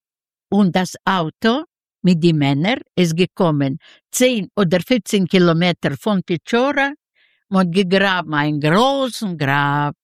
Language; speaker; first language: German; non-native, learner; Yiddish